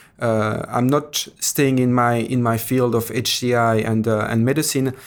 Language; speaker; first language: English; non-native, fluent; French